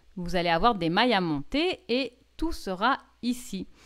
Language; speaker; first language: French; native; French